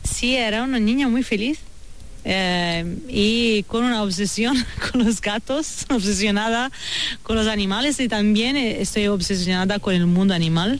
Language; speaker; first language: Spanish; non-native, fluent; Italian